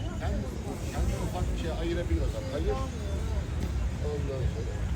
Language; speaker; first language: Turkish; native; Turkish